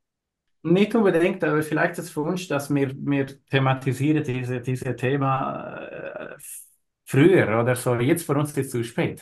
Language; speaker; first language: German; non-native, learner; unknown